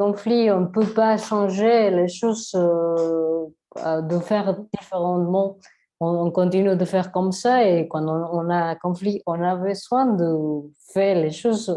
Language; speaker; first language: French; non-native, learner; Spanish